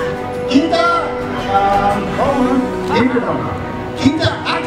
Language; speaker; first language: Indonesian; non-native, learner; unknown